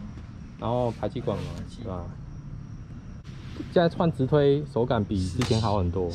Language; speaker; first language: Chinese; native; Chinese